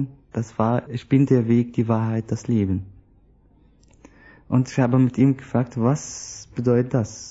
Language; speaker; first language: German; non-native, learner; Arabic